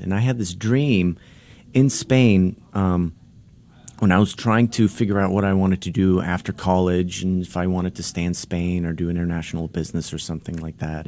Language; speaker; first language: English; early bilingual, other home language; Polish